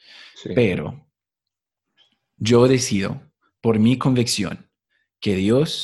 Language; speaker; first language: Spanish; non-native, fluent; English